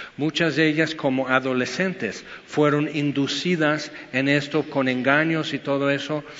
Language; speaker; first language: Spanish; non-native, fluent; English